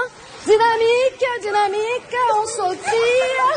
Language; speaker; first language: French; native; French